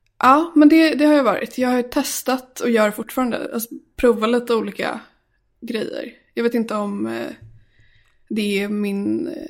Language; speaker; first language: Swedish; native; Swedish